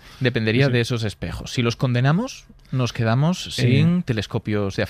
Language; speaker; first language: Spanish; native; Spanish